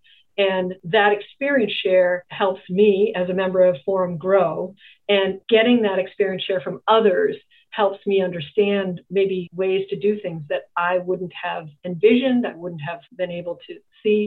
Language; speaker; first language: English; native; English